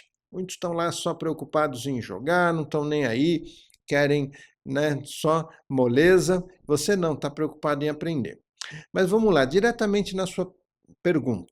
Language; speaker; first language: Portuguese; native; Portuguese